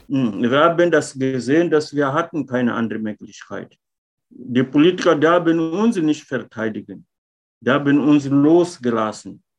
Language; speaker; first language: German; non-native, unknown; Portuguese